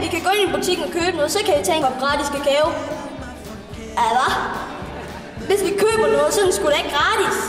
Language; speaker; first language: Danish; native; Danish